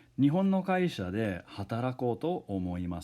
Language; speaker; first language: Japanese; non-native, fluent; English